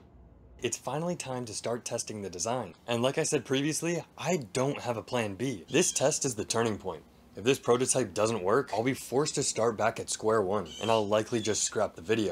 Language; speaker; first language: English; native; English